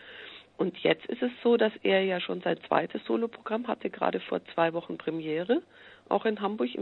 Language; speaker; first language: German; native; German